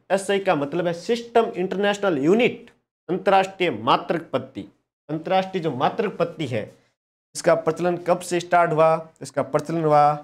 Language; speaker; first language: Hindi; native; Hindi